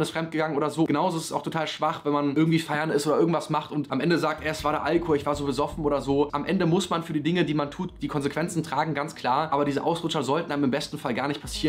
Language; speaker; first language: German; native; German